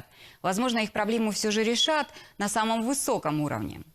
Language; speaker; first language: Russian; native; Russian